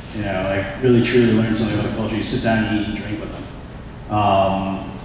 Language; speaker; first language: English; native; English